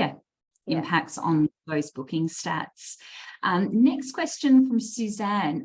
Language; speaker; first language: English; native; English